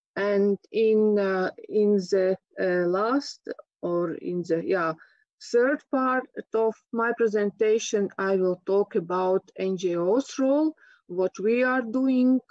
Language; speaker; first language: English; non-native, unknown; Latvian